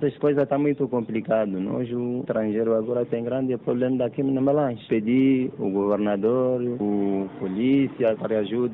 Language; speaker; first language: Portuguese; non-native, learner; Arabic